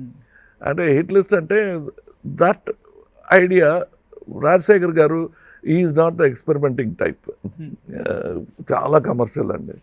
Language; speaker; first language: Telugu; non-native, local second language; Tamil